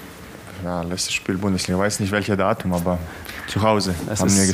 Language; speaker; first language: German; non-native, fluent; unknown